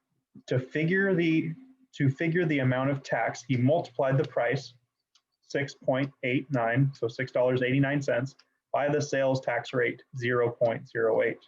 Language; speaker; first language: English; native; English